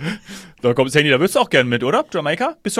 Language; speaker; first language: German; native; German